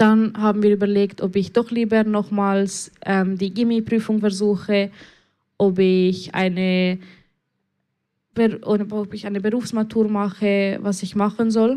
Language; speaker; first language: German; early bilingual, other home language; Spanish